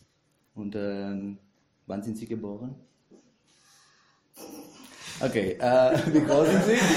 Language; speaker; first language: German; non-native, learner; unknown